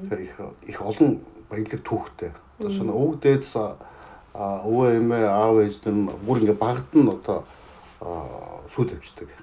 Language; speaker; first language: Mongolian; native; Mongolian